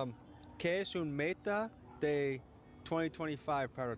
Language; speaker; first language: Spanish; non-native, learner; English